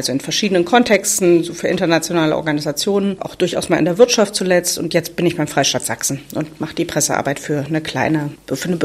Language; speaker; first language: German; native; German